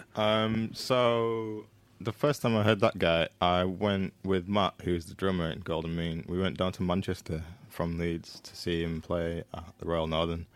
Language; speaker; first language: English; native; English